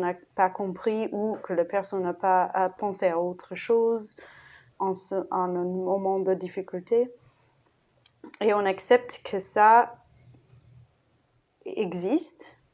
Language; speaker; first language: French; non-native, fluent; English